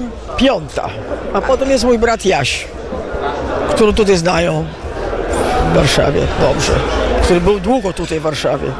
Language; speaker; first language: Polish; early bilingual, heritage; Italian